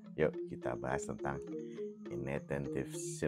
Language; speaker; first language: Indonesian; native; Indonesian